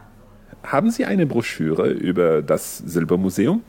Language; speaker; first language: German; non-native, fluent; English